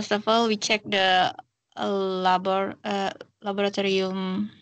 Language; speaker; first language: English; non-native, learner; Indonesian